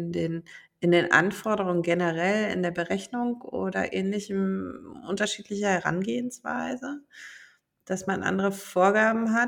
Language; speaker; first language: German; native; German